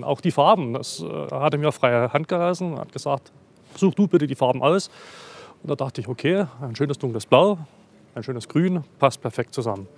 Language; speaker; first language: German; native; German